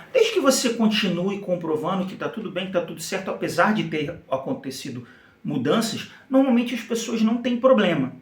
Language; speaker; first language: Portuguese; native; Portuguese